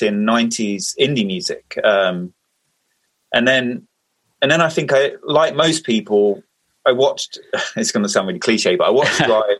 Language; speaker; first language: English; native; English